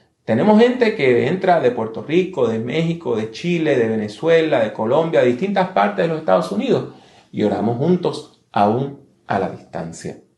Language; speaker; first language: Spanish; native; Spanish